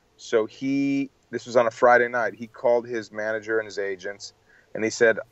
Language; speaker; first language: English; native; English